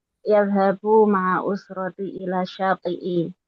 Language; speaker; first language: Arabic; non-native, learner; Indonesian